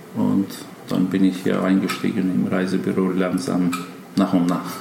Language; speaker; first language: German; non-native, fluent; Macedonian